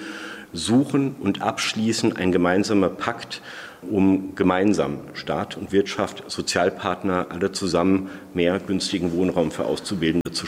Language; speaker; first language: German; native; German